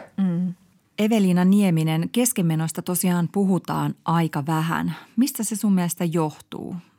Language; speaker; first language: Finnish; native; Finnish